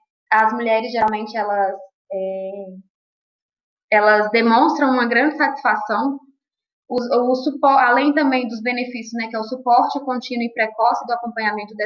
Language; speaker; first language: Portuguese; native; Portuguese